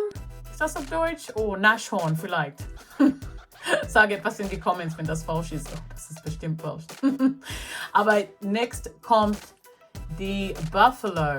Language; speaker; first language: German; non-native, learner; English